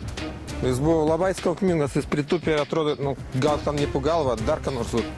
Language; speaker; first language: Lithuanian; non-native, learner; Russian